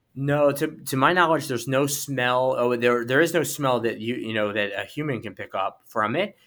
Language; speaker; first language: English; native; English